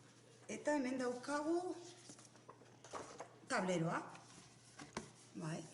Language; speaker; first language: Basque; non-native, local second language; Spanish